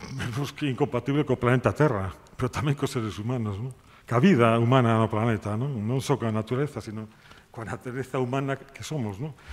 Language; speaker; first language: Spanish; non-native, local second language; Galician